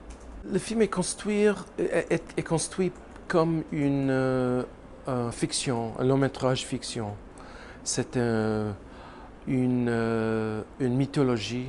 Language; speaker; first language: French; non-native, learner; English